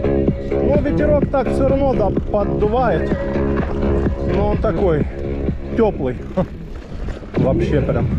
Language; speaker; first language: Russian; native; Russian